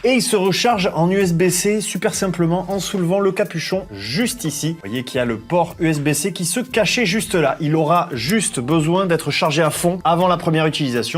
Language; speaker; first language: French; native; French